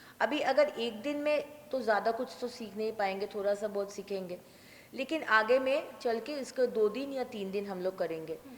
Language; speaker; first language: Hindi; non-native, local second language; Bangla